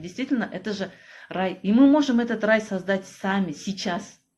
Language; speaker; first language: Russian; non-native, local second language; Kazakh